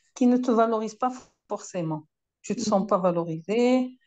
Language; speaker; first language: French; native; French